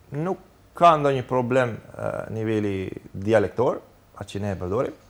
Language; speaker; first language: Albanian; native; Albanian